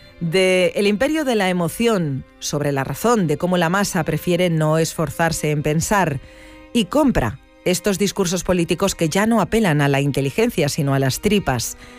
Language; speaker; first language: Spanish; native; Spanish